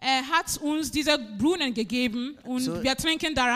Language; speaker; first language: German; non-native, fluent; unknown